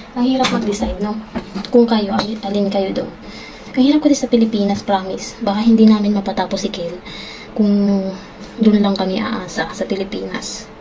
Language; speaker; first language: Filipino; native; Filipino